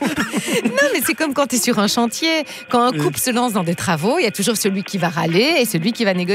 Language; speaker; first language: French; native; French